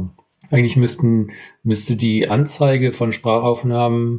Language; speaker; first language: German; native; German